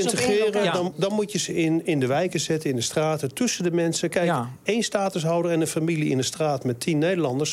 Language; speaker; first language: Dutch; native; Dutch